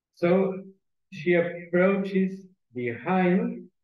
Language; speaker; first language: English; non-native, fluent; Portuguese